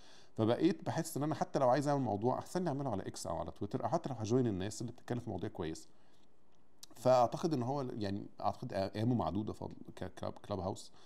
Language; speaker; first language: Arabic; native; Arabic